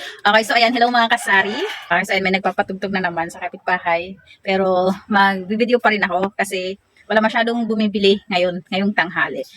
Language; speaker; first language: Filipino; non-native, local second language; Waray